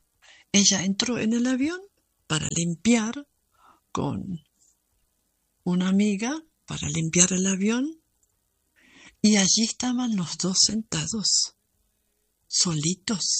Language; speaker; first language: Spanish; non-native, fluent; German